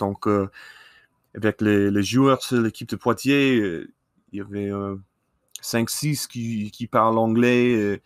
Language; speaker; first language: French; non-native, learner; English